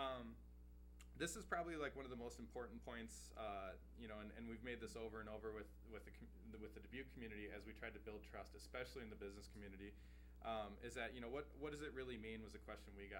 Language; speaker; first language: English; native; English